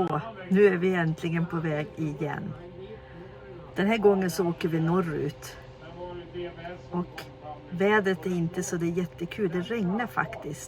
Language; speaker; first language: Swedish; native; Swedish